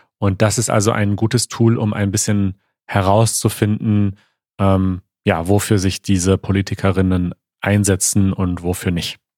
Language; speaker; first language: German; native; German